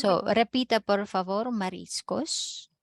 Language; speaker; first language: Spanish; non-native, fluent; Filipino